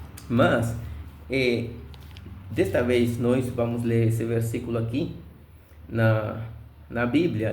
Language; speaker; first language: Portuguese; non-native, fluent; Spanish